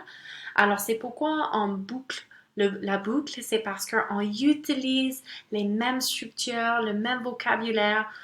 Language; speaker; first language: French; non-native, local second language; English